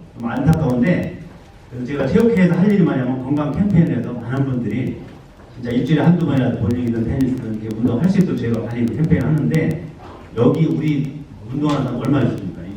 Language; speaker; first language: Korean; native; Korean